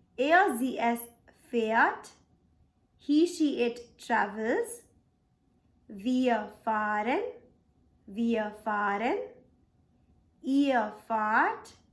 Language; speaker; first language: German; non-native, fluent; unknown